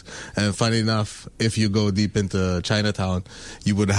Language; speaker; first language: English; non-native, local second language; Filipino